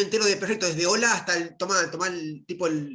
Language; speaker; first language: Spanish; native; Spanish